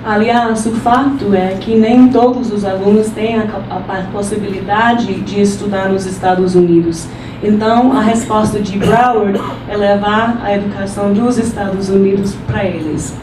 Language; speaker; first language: Portuguese; non-native, fluent; English